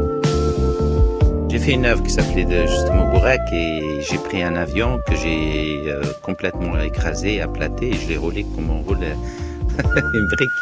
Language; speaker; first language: French; non-native, local second language; Arabic